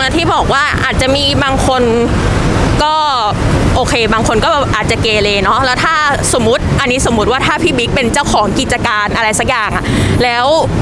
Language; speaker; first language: Thai; native; Thai